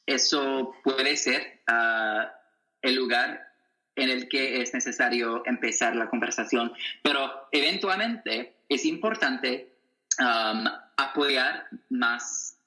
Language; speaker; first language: Spanish; non-native, learner; English